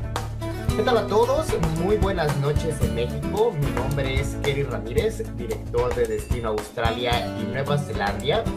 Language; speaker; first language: Spanish; native; Spanish